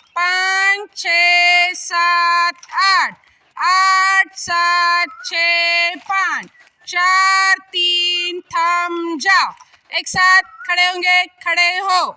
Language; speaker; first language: Hindi; non-native, local second language; Marathi